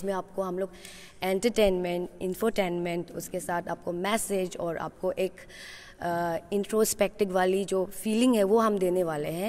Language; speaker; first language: Hindi; non-native, local second language; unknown